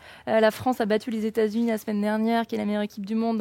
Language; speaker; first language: French; native; French